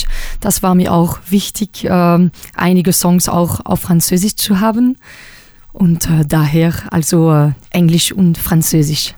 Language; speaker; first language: German; non-native, local second language; French